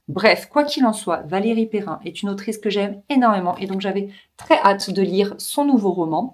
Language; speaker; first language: French; native; French